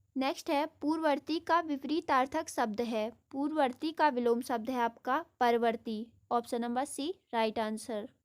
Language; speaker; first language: Hindi; native; Hindi